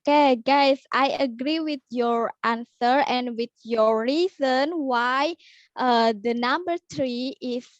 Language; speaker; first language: English; non-native, learner; Indonesian